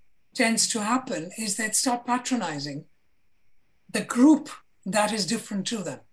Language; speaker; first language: English; non-native, local second language; Malayalam